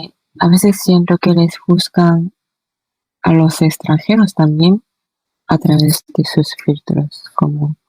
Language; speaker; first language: Spanish; non-native, fluent; Korean